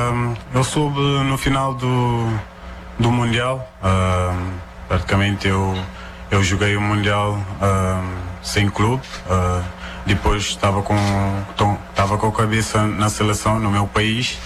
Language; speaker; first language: Portuguese; non-native, local second language; Kabuverdianu